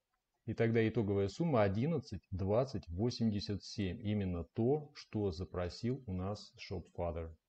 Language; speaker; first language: Russian; native; Russian